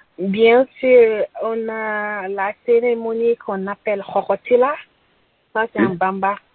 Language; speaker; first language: French; non-native, local second language; Bambara